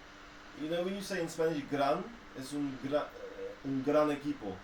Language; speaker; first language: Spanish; non-native, fluent; English